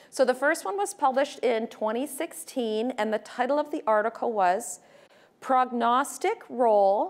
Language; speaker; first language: English; native; English